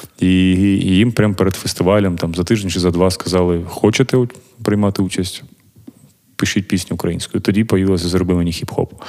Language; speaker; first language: Ukrainian; native; Ukrainian